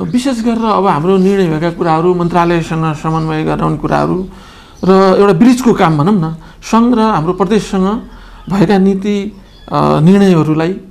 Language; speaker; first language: Nepali; native; Nepali